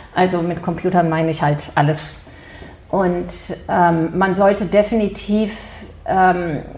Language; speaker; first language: German; early bilingual, heritage; German